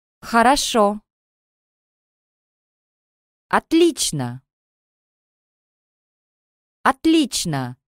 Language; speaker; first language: Russian; non-native, learner; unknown